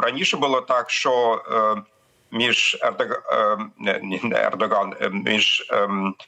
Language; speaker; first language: Ukrainian; non-native, fluent; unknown